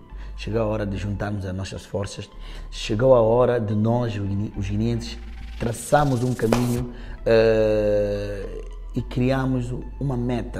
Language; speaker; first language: Portuguese; non-native, local second language; Upper Guinea Crioulo